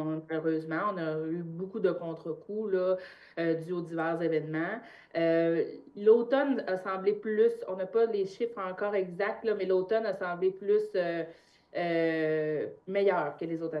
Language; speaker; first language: French; native; French